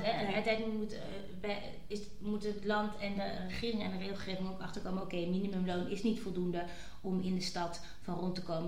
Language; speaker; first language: Dutch; native; Dutch